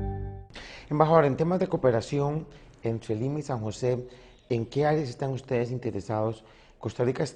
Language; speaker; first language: Spanish; native; Spanish